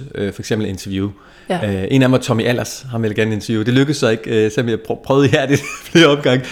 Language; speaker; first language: Danish; native; Danish